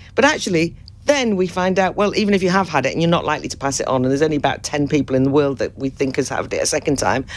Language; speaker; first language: English; native; English